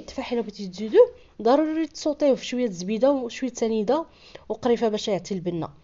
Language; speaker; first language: Arabic; native; Arabic